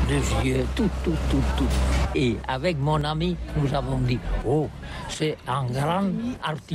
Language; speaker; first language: French; non-native, learner; Catalan